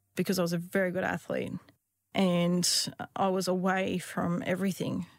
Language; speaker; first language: English; native; English